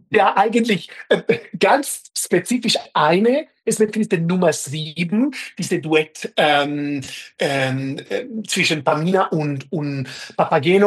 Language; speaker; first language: German; non-native, fluent; Spanish